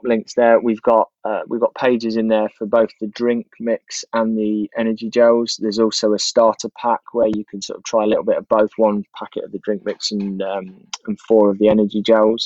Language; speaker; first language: English; native; English